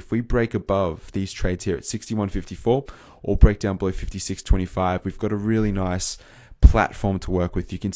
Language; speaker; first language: English; native; English